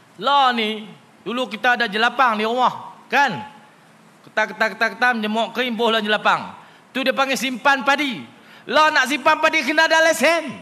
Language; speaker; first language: Malay; native; Malay